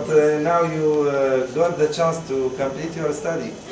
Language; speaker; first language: English; non-native, learner; Arabic